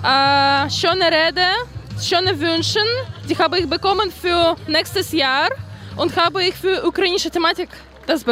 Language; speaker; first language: German; non-native, learner; Ukrainian